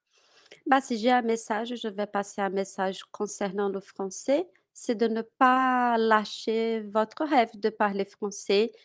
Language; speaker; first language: French; non-native, fluent; Portuguese